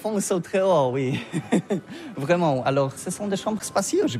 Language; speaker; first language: French; non-native, learner; Polish